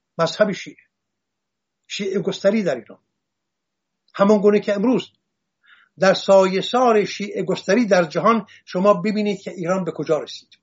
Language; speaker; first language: Persian; non-native, local second language; Assyrian Neo-Aramaic